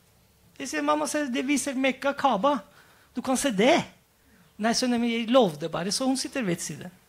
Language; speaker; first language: Norwegian; non-native, fluent; Turkish